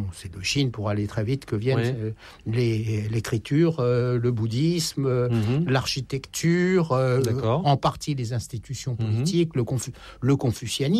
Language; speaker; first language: French; native; French